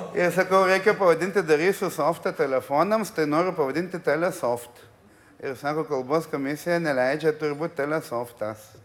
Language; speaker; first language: Lithuanian; early bilingual, other home language; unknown